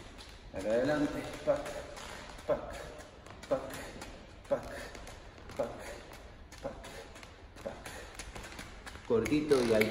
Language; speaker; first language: Spanish; native; Spanish